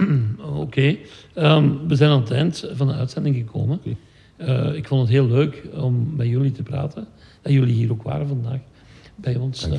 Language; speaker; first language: Dutch; native; Dutch